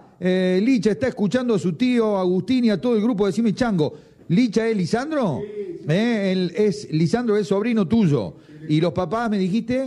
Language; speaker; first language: Spanish; native; Spanish